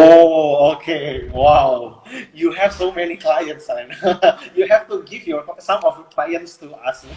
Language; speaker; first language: English; non-native, fluent; Indonesian